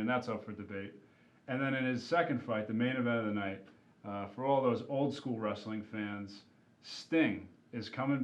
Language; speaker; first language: English; native; English